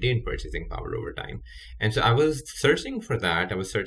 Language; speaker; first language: English; non-native, local second language; Urdu